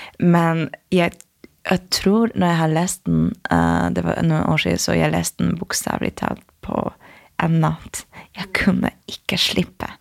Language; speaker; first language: Norwegian; non-native, fluent; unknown